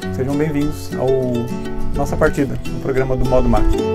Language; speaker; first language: Portuguese; native; Portuguese